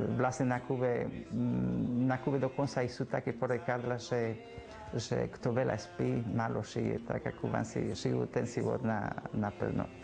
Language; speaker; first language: Slovak; non-native, fluent; Spanish